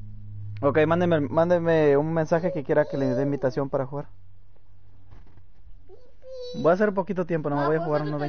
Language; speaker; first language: Spanish; native; Spanish